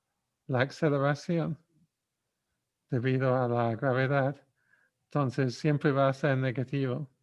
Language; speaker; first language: Spanish; non-native, fluent; English